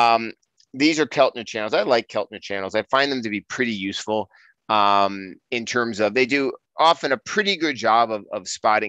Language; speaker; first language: English; native; English